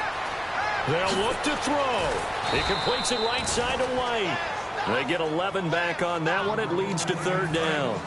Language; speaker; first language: English; native; English